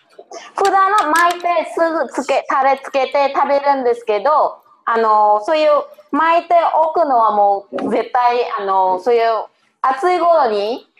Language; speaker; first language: Japanese; non-native, learner; Vietnamese